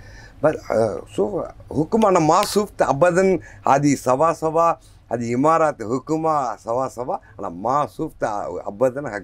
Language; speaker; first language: Arabic; non-native, learner; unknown